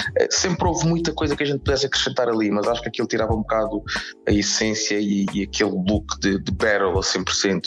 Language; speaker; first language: Portuguese; native; Portuguese